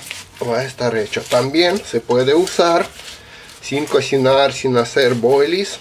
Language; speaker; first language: Spanish; non-native, learner; Russian